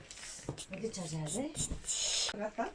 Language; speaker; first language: Korean; non-native, learner; Bulgarian